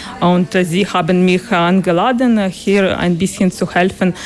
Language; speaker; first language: German; non-native, learner; Russian